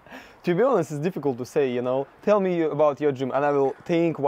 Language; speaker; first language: English; non-native, fluent; Russian